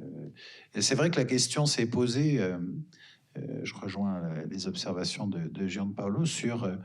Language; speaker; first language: French; native; French